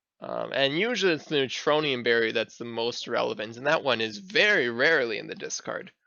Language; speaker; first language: English; native; English